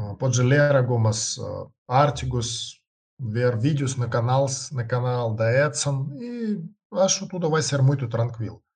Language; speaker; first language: Portuguese; non-native, learner; Russian